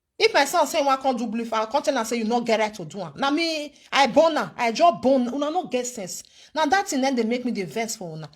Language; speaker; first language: Nigerian Pidgin; non-native, local second language; Bini